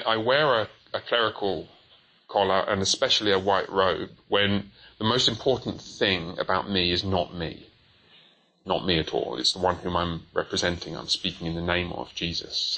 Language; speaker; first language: English; native; English